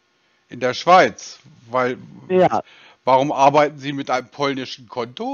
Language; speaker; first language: German; native; German